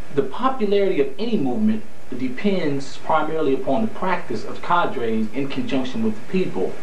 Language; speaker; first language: English; native; English